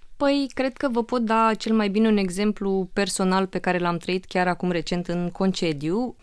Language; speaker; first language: Romanian; non-native, local second language; Russian